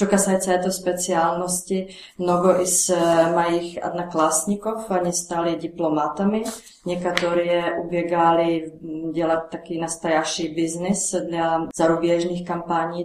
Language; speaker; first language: Russian; non-native, learner; Czech